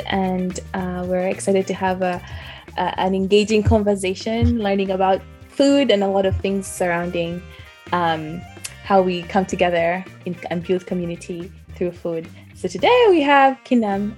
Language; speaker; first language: English; non-native, local second language; Luo (Kenya and Tanzania)